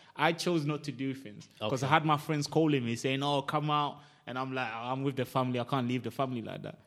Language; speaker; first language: English; non-native, local second language; Akan